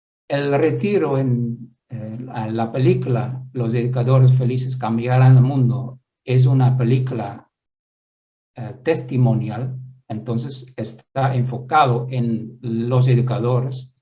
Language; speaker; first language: Spanish; non-native, fluent; Dutch